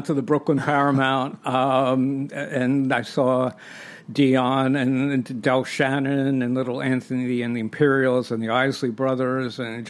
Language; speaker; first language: English; native; English